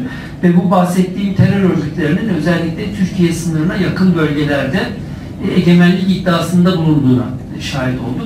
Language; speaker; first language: Turkish; native; Turkish